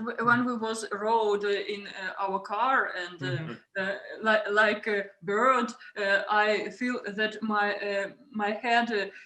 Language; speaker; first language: English; non-native, learner; Ukrainian